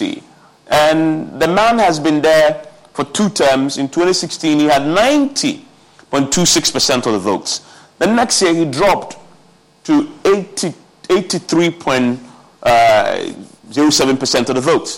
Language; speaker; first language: English; non-native, local second language; Akan